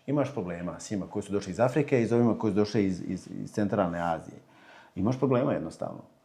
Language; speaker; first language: Croatian; early bilingual, heritage; Croatian